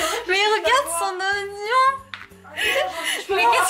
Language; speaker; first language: French; native; French